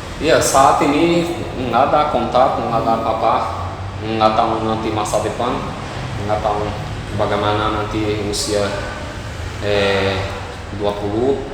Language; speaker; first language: Indonesian; non-native, fluent; Portuguese